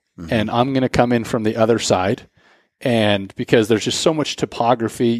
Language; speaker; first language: English; native; English